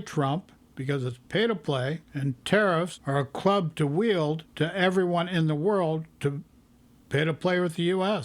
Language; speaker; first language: English; native; English